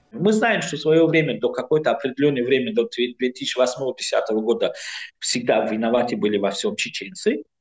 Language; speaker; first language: Russian; non-native, local second language; Tajik